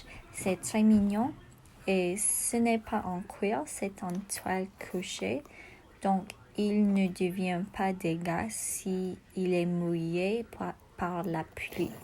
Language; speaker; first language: French; non-native, learner; English